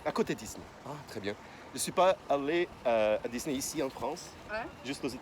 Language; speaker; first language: French; non-native, fluent; Portuguese